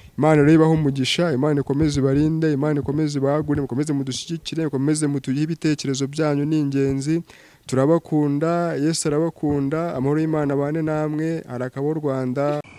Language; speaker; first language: Kinyarwanda; native; Kinyarwanda